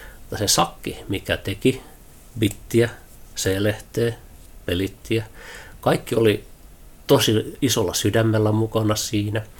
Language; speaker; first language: Finnish; early bilingual, heritage; Finnish